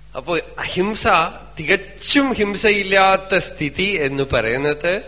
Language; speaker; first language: Malayalam; non-native, local second language; Tamil